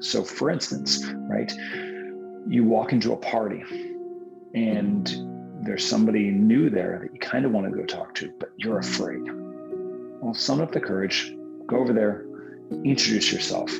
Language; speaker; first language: English; native; English